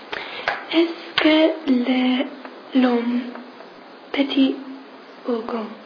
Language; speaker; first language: French; non-native, learner; English